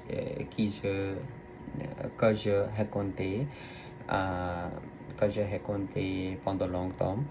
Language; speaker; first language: French; non-native, learner; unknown